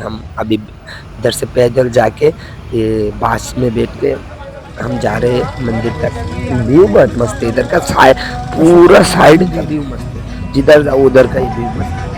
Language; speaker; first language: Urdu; non-native, local second language; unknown